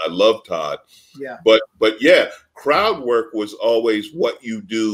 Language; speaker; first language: English; native; English